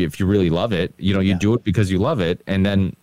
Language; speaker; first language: English; native; English